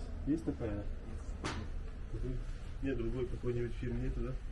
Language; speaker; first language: Russian; non-native, local second language; Yakut